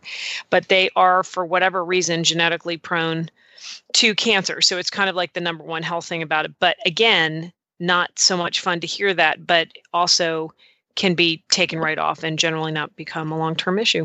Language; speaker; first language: English; native; English